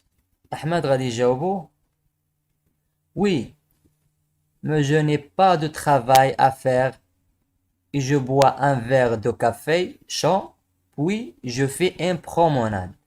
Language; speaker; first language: French; non-native, local second language; Arabic